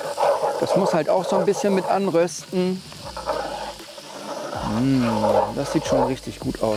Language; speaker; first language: German; native; German